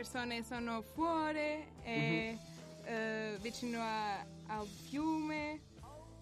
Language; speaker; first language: Italian; non-native, learner; Portuguese